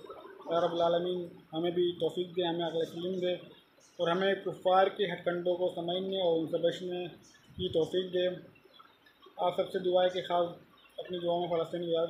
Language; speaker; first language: Urdu; native; Urdu